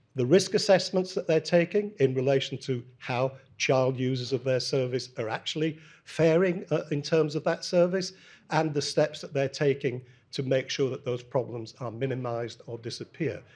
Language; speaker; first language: English; native; English